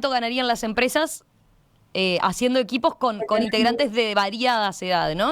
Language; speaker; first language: Spanish; native; Spanish